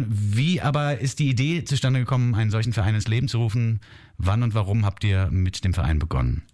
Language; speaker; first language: German; native; German